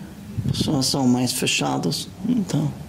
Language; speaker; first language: Portuguese; non-native, learner; German